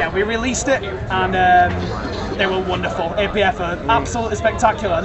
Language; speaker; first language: English; native; English